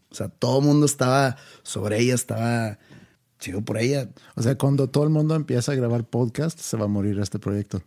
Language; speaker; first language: Spanish; native; Spanish